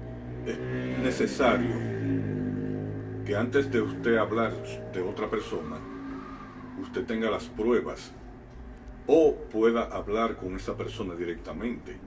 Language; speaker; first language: Spanish; native; Spanish